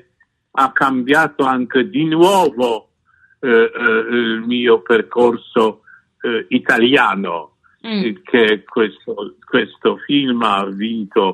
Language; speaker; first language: Italian; non-native, fluent; Polish